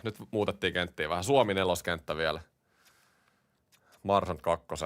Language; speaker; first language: Finnish; native; Finnish